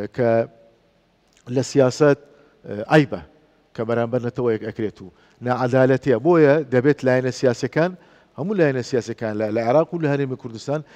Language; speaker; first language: Central Kurdish; non-native, local second language; Turkish